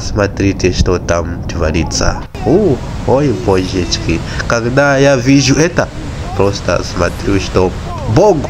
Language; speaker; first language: Russian; non-native, fluent; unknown